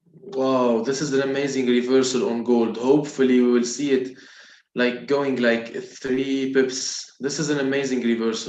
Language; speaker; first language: English; non-native, local second language; Arabic